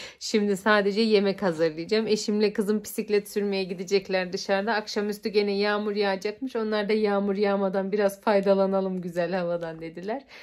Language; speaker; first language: Turkish; early bilingual, heritage; Turkish